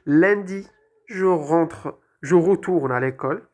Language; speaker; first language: French; non-native, local second language; Arabic